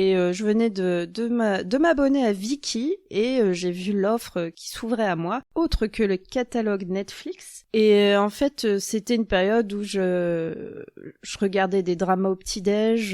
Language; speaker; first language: French; native; French